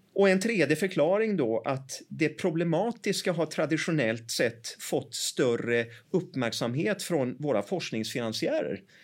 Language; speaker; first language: Swedish; early bilingual, other home language; Persian